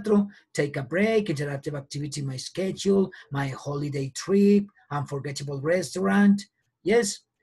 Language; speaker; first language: English; non-native, fluent; Spanish